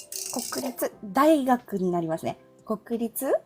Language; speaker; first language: Japanese; non-native, fluent; Filipino